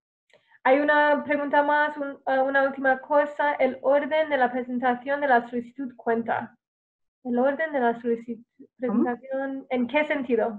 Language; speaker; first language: Spanish; non-native, fluent; English